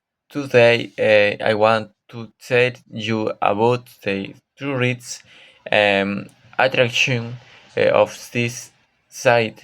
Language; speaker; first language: English; non-native, learner; Spanish